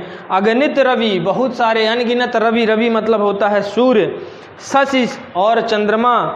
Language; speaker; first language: Hindi; native; Hindi